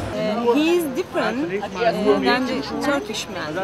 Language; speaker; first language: English; non-native, learner; Turkish